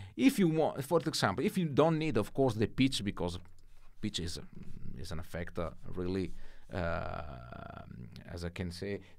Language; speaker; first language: English; non-native, fluent; Italian